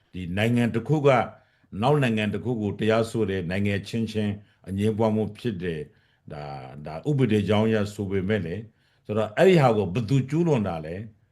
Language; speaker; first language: Burmese; non-native, local second language; Rohingya